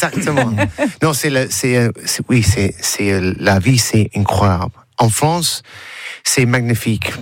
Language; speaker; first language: French; non-native, learner; English